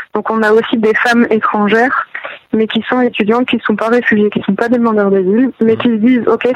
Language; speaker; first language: French; native; French